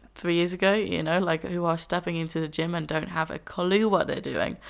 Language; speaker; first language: English; non-native, fluent; Dutch